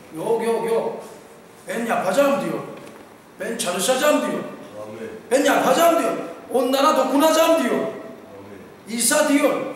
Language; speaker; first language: Turkish; non-native, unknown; Korean